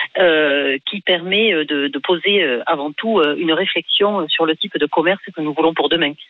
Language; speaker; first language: French; native; French